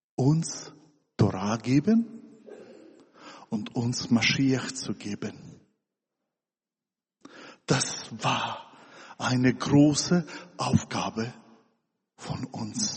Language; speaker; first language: German; non-native, fluent; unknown